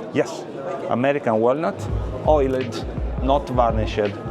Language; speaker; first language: English; non-native, learner; Italian